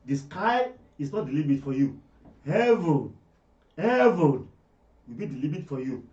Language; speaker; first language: English; non-native, local second language; Yoruba